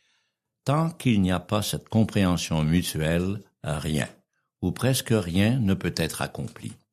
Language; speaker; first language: French; native; French